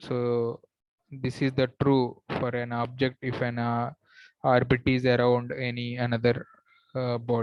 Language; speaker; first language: English; non-native, local second language; Telugu